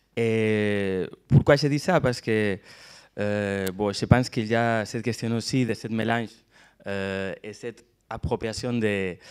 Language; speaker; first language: French; non-native, fluent; Catalan